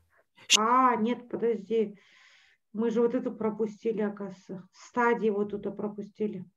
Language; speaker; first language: Russian; native; Russian